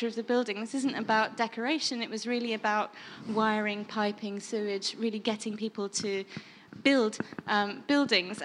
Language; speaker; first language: English; native; English